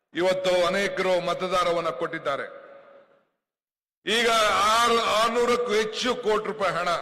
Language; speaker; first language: Kannada; native; Kannada